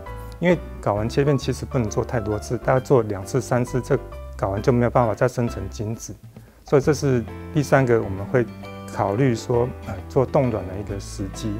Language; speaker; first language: Chinese; native; Chinese